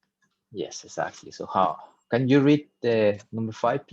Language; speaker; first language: English; non-native, fluent; Spanish